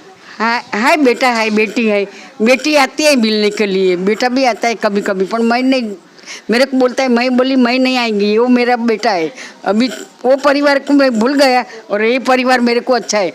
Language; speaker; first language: Hindi; non-native, local second language; Gujarati